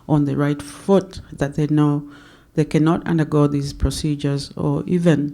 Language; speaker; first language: English; non-native, local second language; Swahili